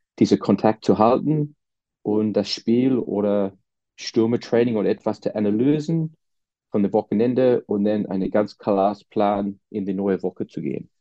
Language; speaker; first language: German; non-native, fluent; English